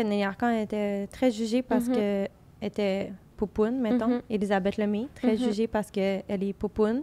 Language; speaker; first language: French; native; French